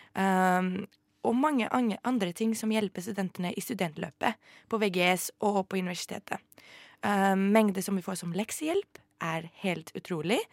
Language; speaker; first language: Norwegian; non-native, fluent; Greek